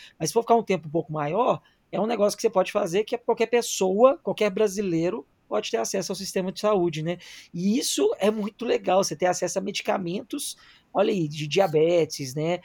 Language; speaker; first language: Portuguese; native; Portuguese